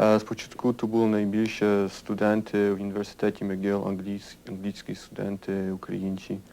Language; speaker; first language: Ukrainian; early bilingual, heritage; Ukrainian